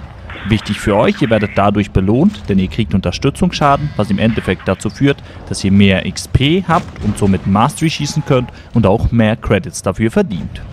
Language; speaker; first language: German; native; German